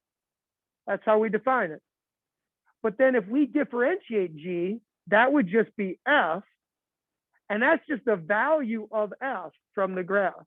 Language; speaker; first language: English; native; English